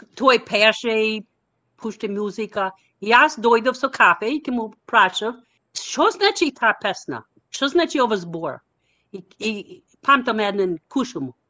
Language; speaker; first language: Macedonian; non-native, fluent; English